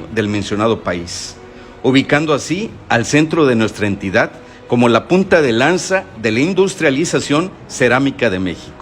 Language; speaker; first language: Spanish; native; Spanish